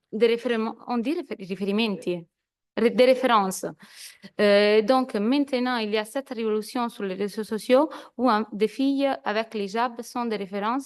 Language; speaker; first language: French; non-native, fluent; Italian